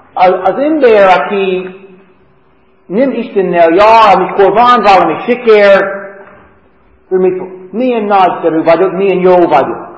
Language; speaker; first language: Hungarian; non-native, fluent; English